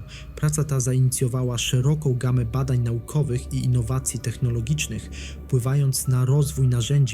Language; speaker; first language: Polish; native; Polish